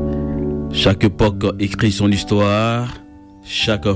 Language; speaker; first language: French; native; French